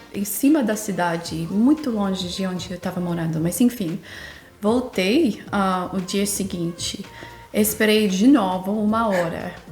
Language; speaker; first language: Portuguese; non-native, fluent; English